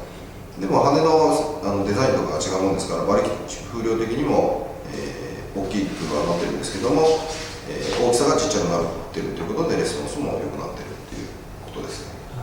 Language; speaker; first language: Japanese; native; Japanese